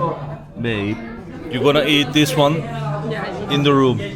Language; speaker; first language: English; non-native, learner; Turkish